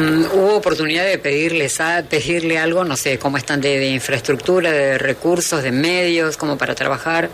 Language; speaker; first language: Spanish; native; Spanish